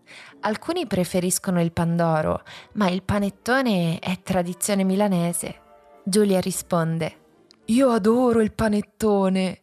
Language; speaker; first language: Italian; native; Italian